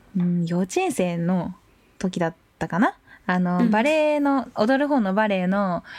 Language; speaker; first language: Japanese; native; Japanese